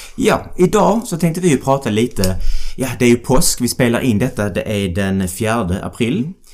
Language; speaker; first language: Swedish; native; Swedish